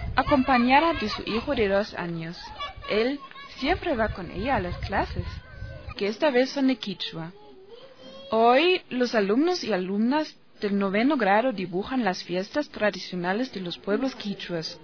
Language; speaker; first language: Spanish; non-native, fluent; German